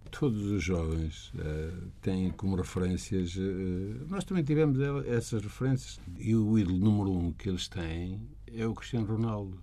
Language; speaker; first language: Portuguese; native; Portuguese